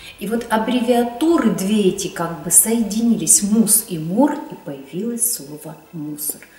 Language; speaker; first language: Russian; native; Russian